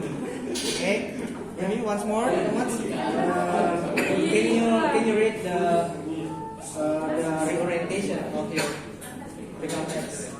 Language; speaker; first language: English; non-native, fluent; Indonesian